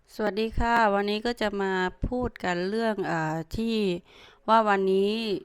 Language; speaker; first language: Thai; native; Thai